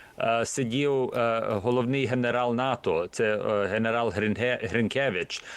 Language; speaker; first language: Ukrainian; early bilingual, heritage; Ukrainian